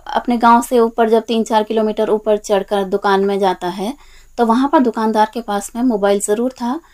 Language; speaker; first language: Hindi; native; Hindi